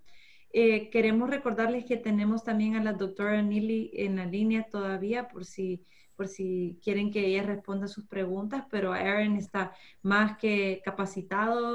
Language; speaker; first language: Spanish; early bilingual, heritage; Spanish